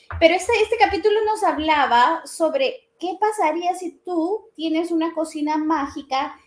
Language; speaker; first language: Spanish; native; Spanish